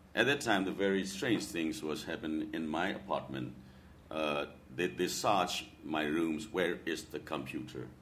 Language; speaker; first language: English; non-native, learner; Burmese